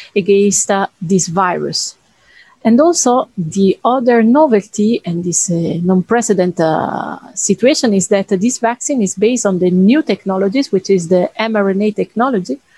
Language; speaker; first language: English; non-native, fluent; Italian